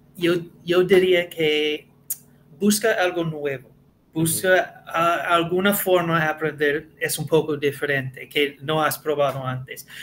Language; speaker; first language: Spanish; non-native, learner; English